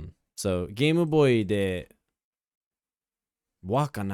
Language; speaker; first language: Japanese; non-native, fluent; English